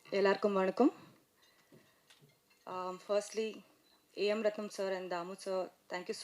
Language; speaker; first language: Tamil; non-native, learner; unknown